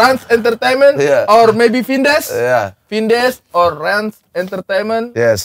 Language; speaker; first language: English; non-native, learner; Indonesian